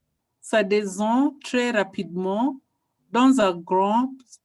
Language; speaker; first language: French; non-native, learner; English